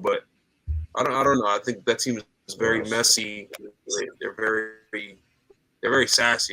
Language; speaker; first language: English; native; English